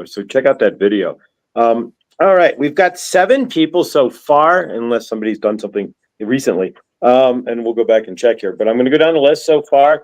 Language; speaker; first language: English; native; English